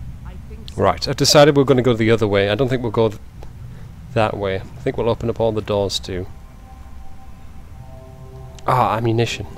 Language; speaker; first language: English; native; English